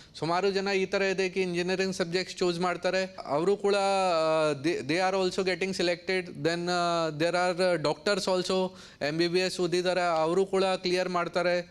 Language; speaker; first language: Kannada; non-native, learner; Hindi